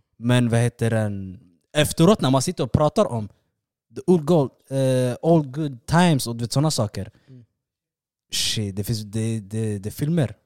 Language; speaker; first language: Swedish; early bilingual, other home language; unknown